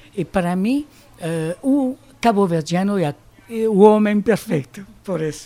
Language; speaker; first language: Portuguese; non-native, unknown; French